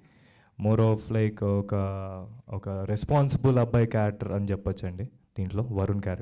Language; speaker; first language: Telugu; native; Telugu